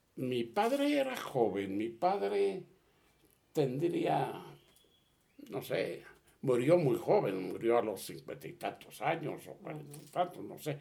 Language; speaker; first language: Spanish; early bilingual, other home language; Catalan